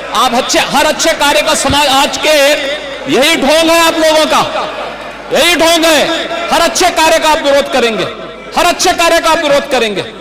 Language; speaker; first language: Hindi; native; Hindi